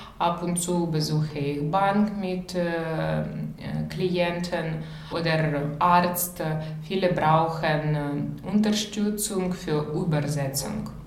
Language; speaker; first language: German; non-native, learner; Ukrainian